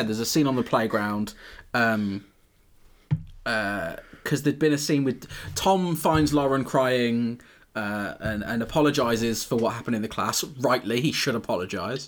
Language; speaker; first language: English; native; English